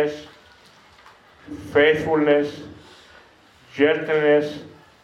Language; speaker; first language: English; non-native, fluent; Greek